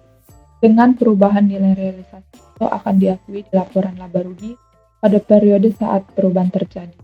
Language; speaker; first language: Indonesian; native; Indonesian